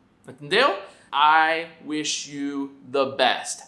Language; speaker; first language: English; native; English